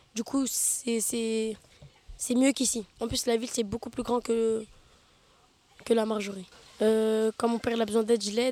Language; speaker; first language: French; early bilingual, other home language; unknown